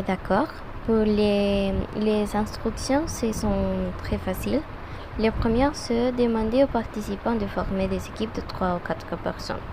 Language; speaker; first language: French; non-native, learner; Spanish